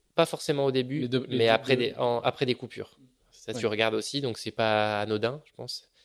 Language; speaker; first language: French; native; French